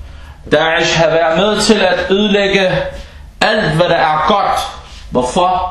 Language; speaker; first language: Danish; early bilingual, other home language; Arabic